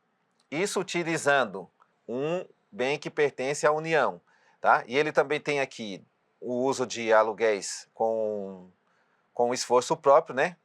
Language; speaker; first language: Portuguese; native; Portuguese